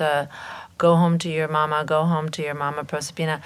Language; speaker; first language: English; early bilingual, other home language; French